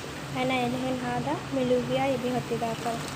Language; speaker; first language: Arabic; non-native, learner; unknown